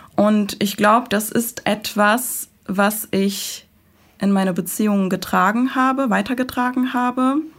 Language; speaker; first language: German; early bilingual, other home language; Persian